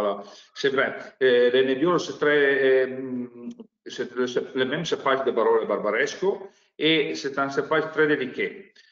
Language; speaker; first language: French; non-native, learner; Italian